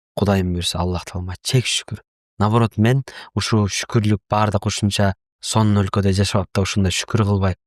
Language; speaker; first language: Kyrgyz; non-native, local second language; Russian